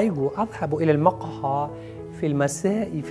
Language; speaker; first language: Arabic; non-native, fluent; Urdu